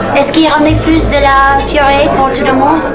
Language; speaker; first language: French; non-native, learner; English